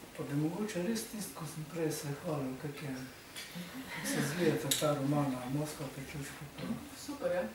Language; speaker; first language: Slovenian; native; Slovenian